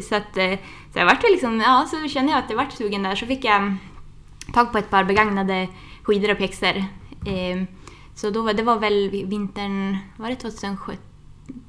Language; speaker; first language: Swedish; native; Swedish